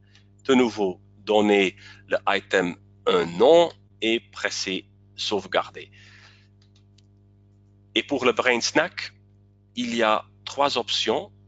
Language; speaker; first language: French; non-native, local second language; Dutch